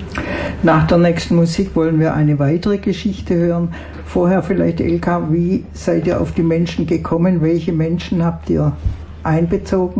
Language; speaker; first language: German; native; German